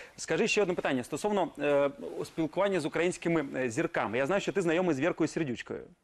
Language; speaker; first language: Ukrainian; native; Ukrainian